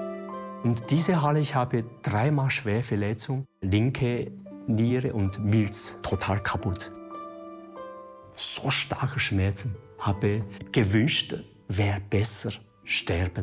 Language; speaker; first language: German; non-native, learner; Chinese